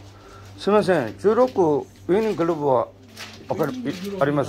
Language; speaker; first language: Japanese; non-native, learner; Korean